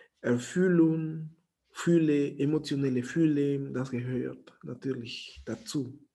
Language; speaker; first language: German; non-native, fluent; Spanish